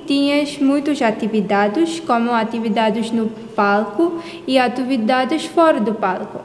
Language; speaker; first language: Portuguese; non-native, learner; Konkani